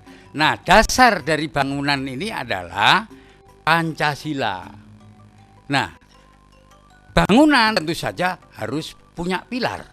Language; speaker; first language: Indonesian; native; Indonesian